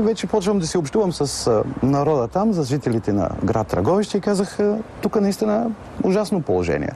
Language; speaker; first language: Bulgarian; non-native, fluent; German